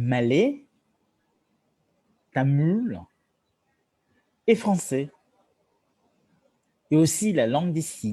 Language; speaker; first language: French; non-native, learner; Tamil